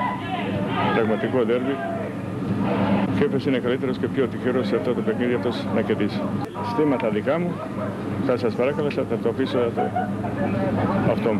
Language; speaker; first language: Greek; non-native, learner; Serbian